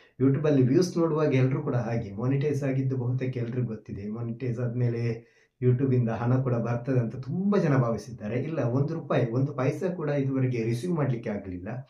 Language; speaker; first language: Kannada; non-native, local second language; Malayalam